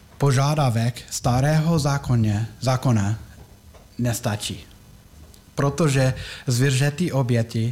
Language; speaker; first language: Czech; non-native, learner; English